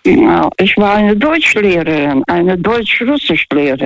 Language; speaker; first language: German; non-native, fluent; Russian